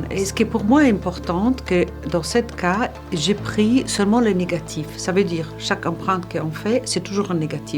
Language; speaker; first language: French; non-native, fluent; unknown